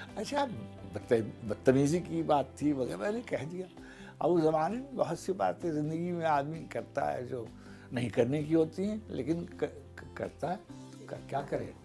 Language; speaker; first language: Urdu; native; Urdu